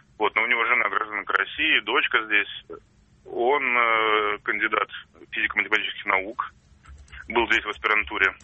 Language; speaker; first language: Russian; native; Russian